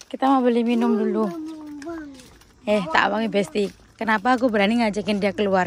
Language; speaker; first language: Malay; non-native, local second language; Javanese